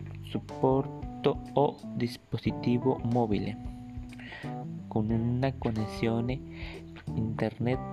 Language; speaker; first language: Italian; non-native, learner; Spanish